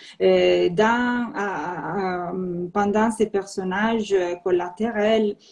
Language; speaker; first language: French; non-native, learner; Italian